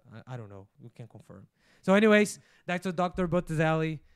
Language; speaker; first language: English; non-native, fluent; Portuguese